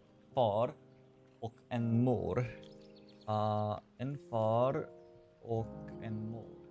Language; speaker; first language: Swedish; non-native, learner; English